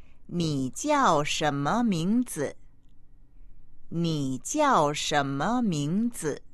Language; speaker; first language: Chinese; non-native, fluent; Korean